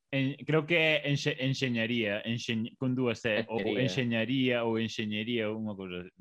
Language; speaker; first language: Galician; non-native, local second language; Spanish